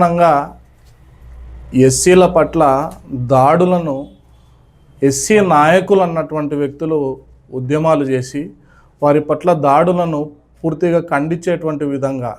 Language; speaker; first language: Telugu; native; Telugu